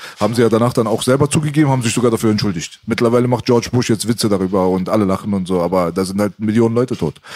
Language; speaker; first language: German; early bilingual, other home language; Persian